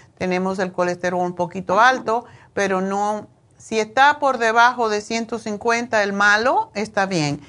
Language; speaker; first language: Spanish; native; Spanish